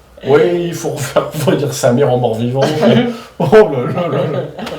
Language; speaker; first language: French; native; French